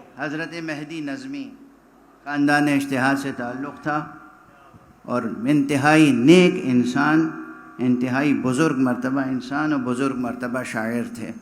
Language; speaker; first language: Urdu; native; Urdu